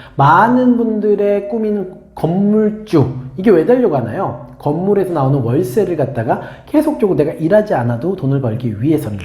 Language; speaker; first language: Korean; native; Korean